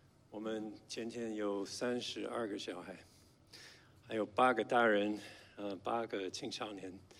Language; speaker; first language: Chinese; non-native, learner; English